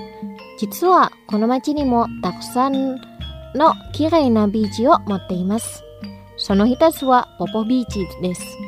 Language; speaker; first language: Japanese; non-native, fluent; Indonesian